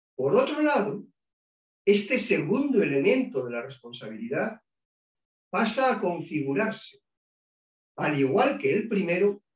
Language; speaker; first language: Spanish; native; Spanish